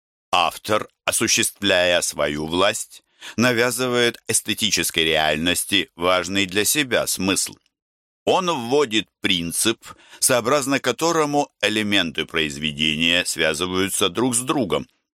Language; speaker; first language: Russian; native; Russian